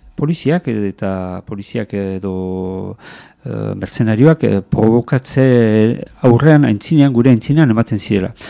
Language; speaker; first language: Basque; native; Basque